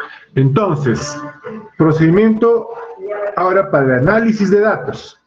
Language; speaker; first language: Spanish; native; Spanish